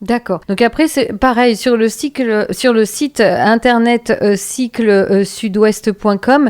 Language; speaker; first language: French; native; French